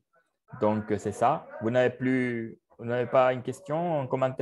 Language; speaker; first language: French; non-native, fluent; Spanish